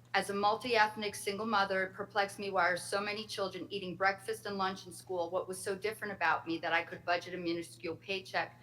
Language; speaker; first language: English; native; English